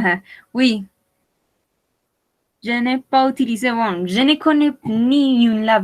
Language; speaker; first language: French; non-native, fluent; Spanish